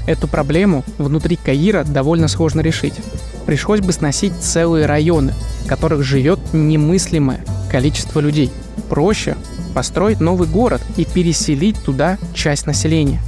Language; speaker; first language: Russian; native; Russian